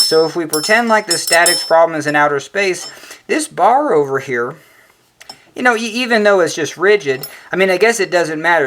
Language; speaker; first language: English; native; English